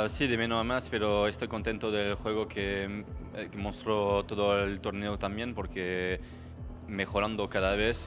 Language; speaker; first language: Spanish; non-native, fluent; French